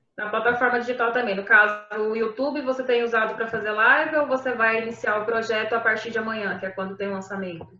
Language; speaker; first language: Portuguese; native; Portuguese